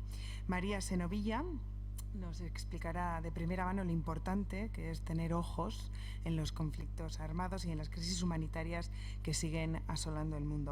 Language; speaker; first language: Spanish; native; Spanish